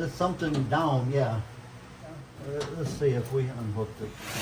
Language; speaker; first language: English; native; English